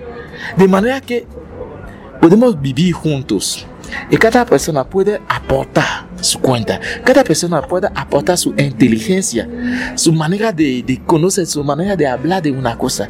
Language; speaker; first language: Spanish; non-native, learner; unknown